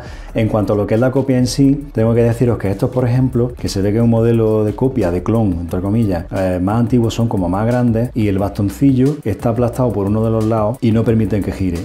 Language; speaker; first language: Spanish; native; Spanish